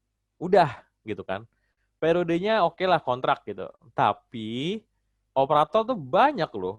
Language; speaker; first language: Indonesian; native; Indonesian